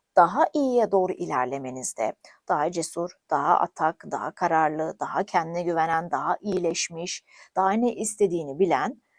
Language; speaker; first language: Turkish; native; Turkish